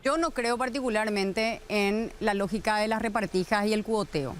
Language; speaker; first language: Spanish; native; Spanish